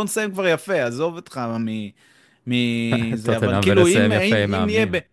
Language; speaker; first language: Hebrew; native; Hebrew